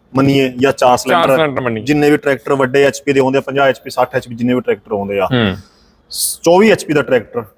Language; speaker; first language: Punjabi; non-native, local second language; Haryanvi